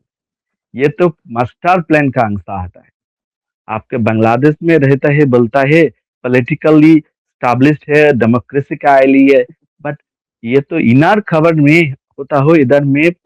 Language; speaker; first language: Hindi; non-native, learner; Bangla